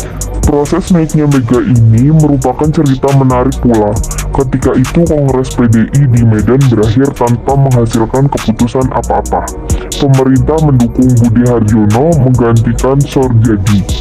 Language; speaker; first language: Indonesian; native; Indonesian